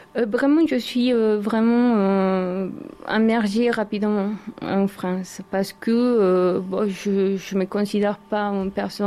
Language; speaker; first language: French; non-native, learner; Spanish